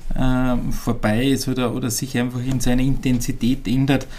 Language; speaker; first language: German; native; German